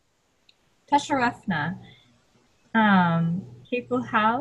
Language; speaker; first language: Arabic; non-native, learner; English